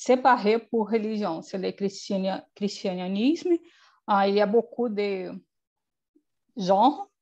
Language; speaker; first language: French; non-native, learner; Portuguese